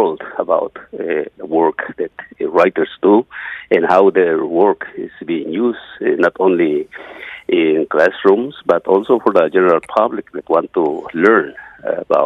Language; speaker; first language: English; non-native, fluent; Yucateco